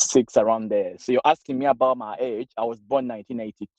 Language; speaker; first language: English; non-native, local second language; Ganda